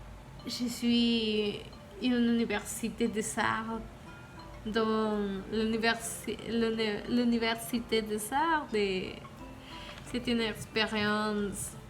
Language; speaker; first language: French; non-native, learner; Spanish